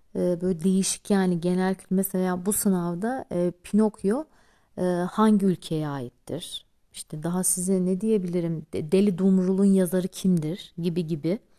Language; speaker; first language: Turkish; native; Turkish